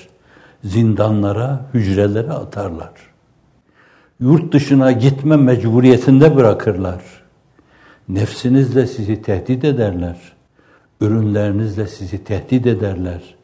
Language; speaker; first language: Turkish; native; Turkish